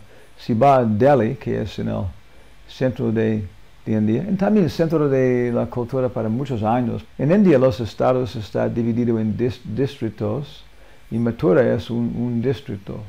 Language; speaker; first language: Spanish; non-native, learner; English